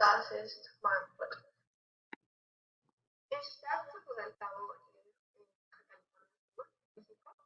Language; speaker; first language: German; non-native, learner; Spanish